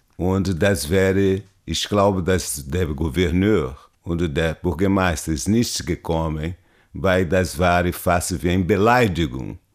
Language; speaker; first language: German; non-native, learner; Portuguese